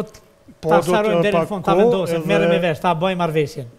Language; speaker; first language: Albanian; native; Albanian